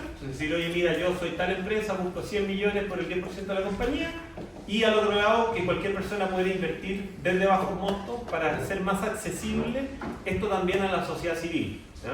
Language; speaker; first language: Spanish; native; Spanish